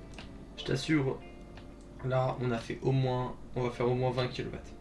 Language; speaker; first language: French; native; French